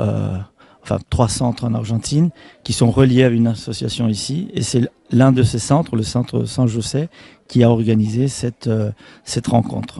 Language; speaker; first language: French; non-native, fluent; Spanish